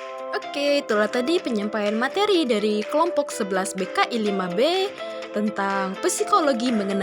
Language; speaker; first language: Indonesian; native; Indonesian